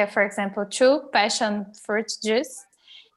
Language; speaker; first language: English; non-native, learner; Portuguese